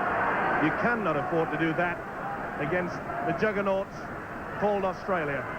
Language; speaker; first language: English; native; English